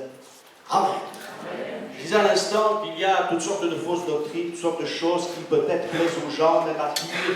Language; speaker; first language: French; native; French